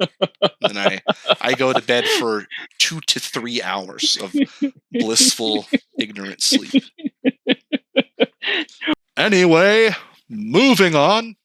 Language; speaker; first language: English; native; English